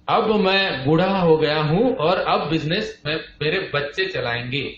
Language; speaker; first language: Hindi; non-native, local second language; Marathi